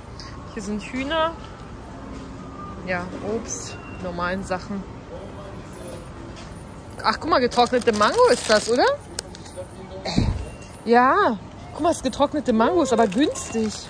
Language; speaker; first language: German; native; German